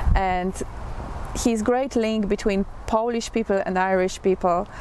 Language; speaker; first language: English; non-native, fluent; Polish